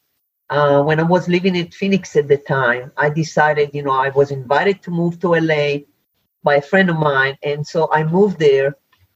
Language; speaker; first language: English; non-native, fluent; Hebrew